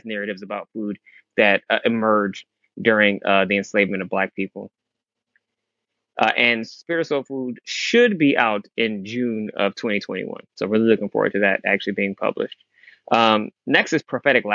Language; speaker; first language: English; native; English